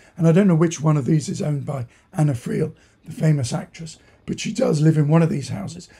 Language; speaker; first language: English; native; English